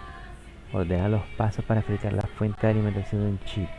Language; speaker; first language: Spanish; native; Spanish